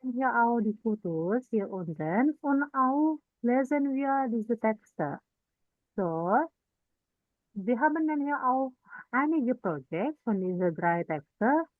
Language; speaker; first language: German; non-native, fluent; Indonesian